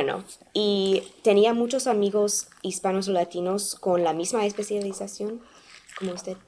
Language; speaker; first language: Spanish; non-native, learner; English